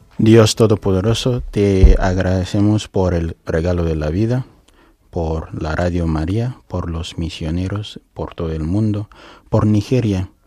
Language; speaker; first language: Spanish; non-native, fluent; Igbo